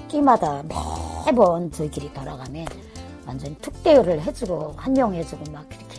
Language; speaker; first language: Korean; native; Korean